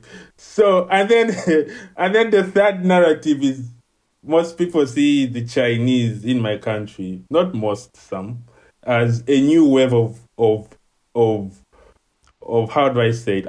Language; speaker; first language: English; non-native, local second language; Ganda